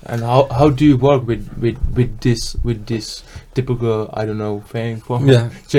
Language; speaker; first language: English; non-native, learner; Czech